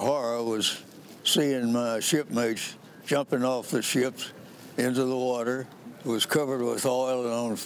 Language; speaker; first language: English; native; English